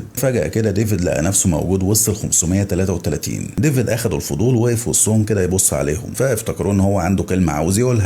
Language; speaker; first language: Arabic; native; Arabic